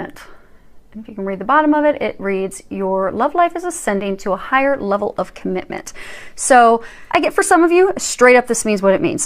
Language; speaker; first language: English; native; English